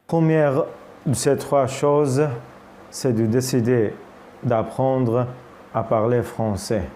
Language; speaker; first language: French; non-native, fluent; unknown